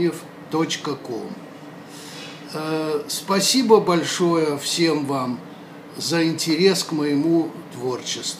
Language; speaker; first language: Russian; native; Russian